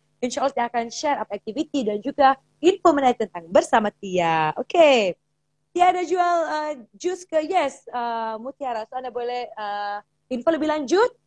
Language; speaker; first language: Malay; native; Malay